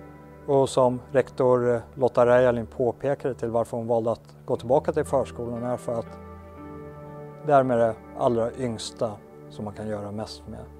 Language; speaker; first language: Swedish; native; Swedish